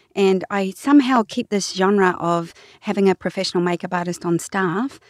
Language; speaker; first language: English; native; English